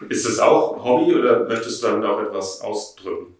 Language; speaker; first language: German; native; German